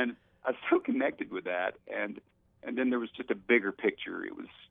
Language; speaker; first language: English; native; English